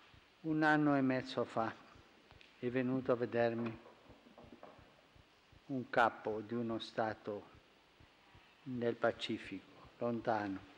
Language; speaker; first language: Italian; non-native, fluent; Spanish